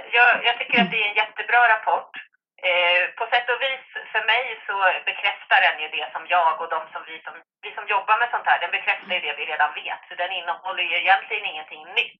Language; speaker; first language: Swedish; native; Swedish